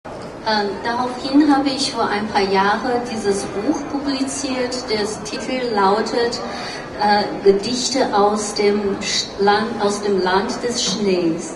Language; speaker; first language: German; non-native, fluent; Chinese